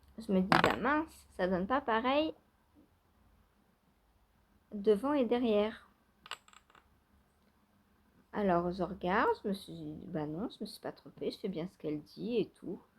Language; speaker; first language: French; native; French